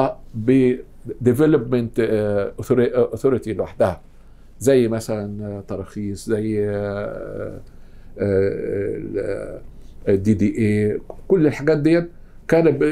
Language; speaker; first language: Arabic; native; Arabic